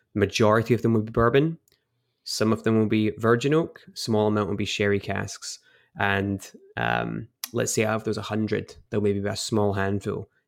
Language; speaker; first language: English; native; English